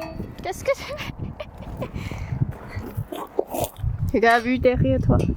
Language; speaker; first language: French; non-native, learner; Chinese